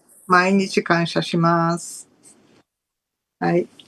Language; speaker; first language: Japanese; non-native, fluent; Portuguese